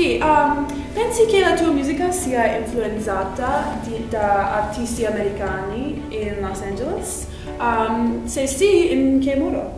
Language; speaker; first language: Italian; non-native, learner; English